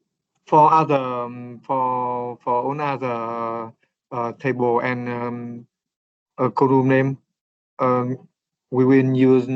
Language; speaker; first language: English; non-native, learner; Vietnamese